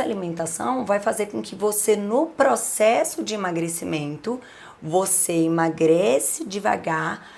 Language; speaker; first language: Portuguese; native; Portuguese